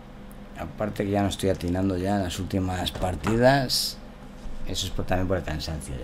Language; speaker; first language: Spanish; native; Spanish